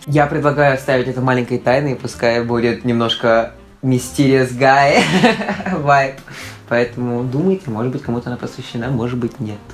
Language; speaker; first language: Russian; native; Russian